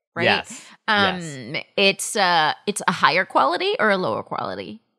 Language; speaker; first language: English; native; English